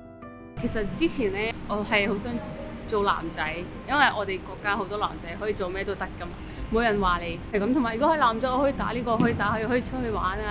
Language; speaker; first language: Cantonese; early bilingual, other home language; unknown